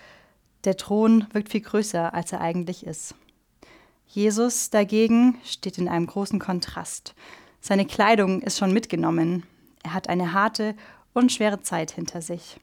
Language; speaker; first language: German; native; German